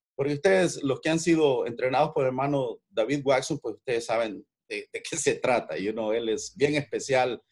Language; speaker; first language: Spanish; native; Spanish